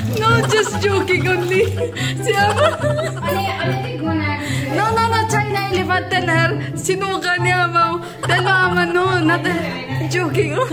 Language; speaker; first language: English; non-native, local second language; Filipino